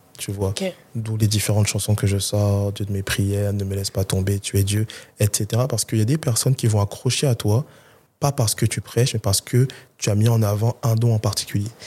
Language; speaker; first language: French; early bilingual, other home language; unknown